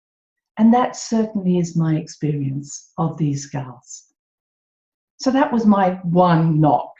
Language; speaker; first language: English; native; English